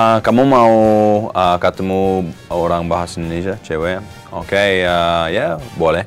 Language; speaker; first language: Indonesian; non-native, learner; English